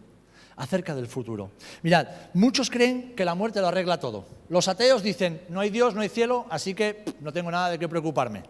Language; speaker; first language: Spanish; native; Spanish